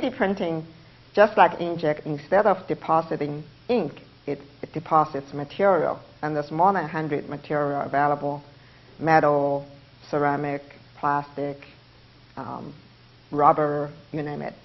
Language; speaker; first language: English; non-native, fluent; Chinese